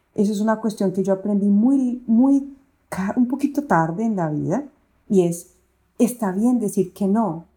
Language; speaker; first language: Spanish; native; Spanish